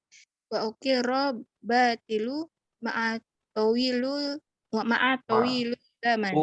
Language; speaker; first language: Arabic; non-native, learner; Indonesian